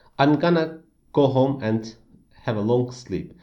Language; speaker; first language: English; non-native, fluent; Turkish